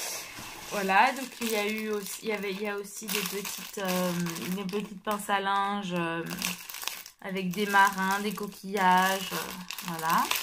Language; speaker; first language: French; native; French